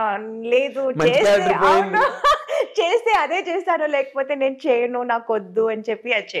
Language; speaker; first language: Telugu; non-native, local second language; Tamil